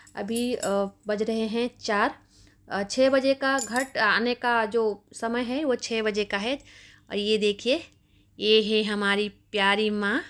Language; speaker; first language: Hindi; non-native, local second language; Bangla